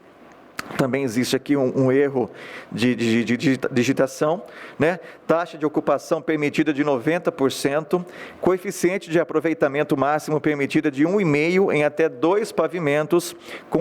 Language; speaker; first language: Portuguese; native; Portuguese